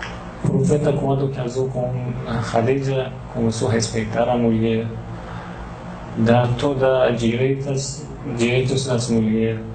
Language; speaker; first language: Portuguese; non-native, learner; Persian